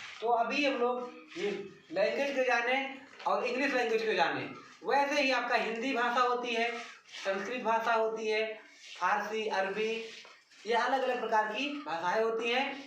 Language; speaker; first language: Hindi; native; Hindi